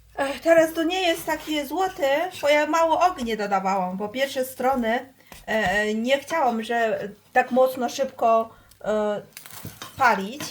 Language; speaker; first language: Polish; non-native, learner; Chinese